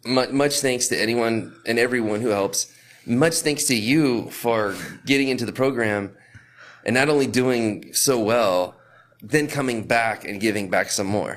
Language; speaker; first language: English; native; English